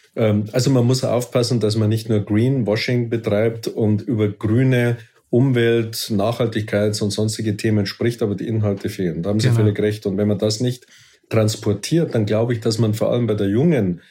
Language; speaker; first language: German; native; German